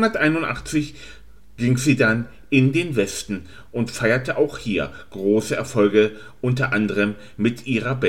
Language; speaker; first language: German; native; German